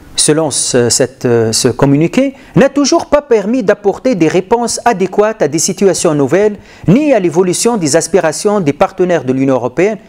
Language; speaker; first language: French; non-native, local second language; Arabic